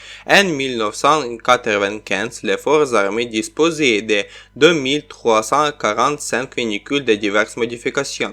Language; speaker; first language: French; non-native, learner; Ukrainian